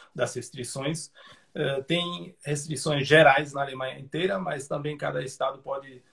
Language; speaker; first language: Portuguese; non-native, fluent; German